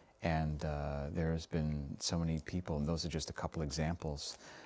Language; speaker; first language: English; native; English